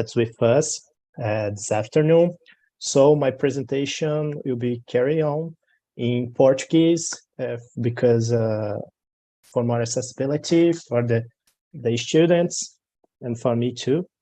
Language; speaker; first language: English; non-native, learner; Portuguese